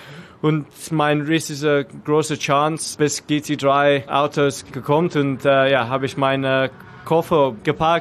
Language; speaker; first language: German; non-native, learner; English